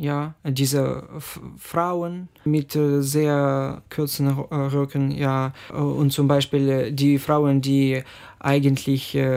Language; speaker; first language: German; non-native, fluent; Ukrainian